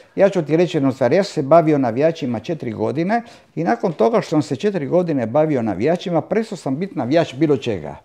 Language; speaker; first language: Croatian; non-native, local second language; Italian